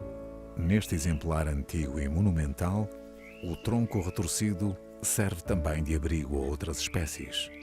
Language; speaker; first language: Portuguese; native; Portuguese